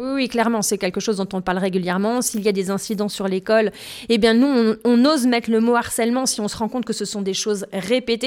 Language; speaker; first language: French; native; French